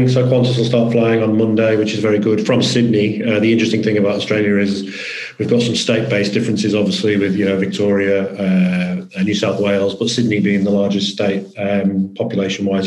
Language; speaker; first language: English; native; English